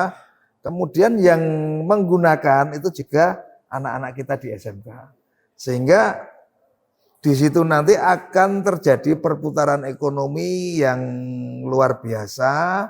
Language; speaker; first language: Indonesian; native; Indonesian